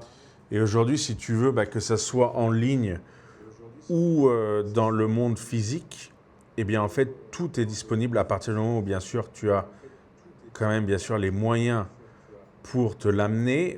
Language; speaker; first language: French; native; French